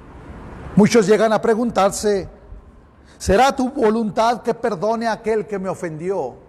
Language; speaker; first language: Spanish; native; Spanish